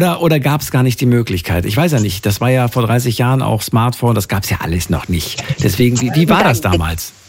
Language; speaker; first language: German; native; German